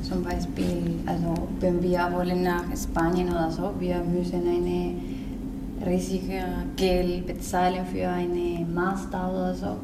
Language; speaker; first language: German; non-native, learner; Spanish